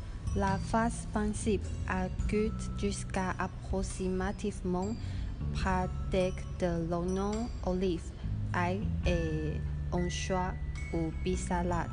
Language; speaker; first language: French; non-native, learner; Chinese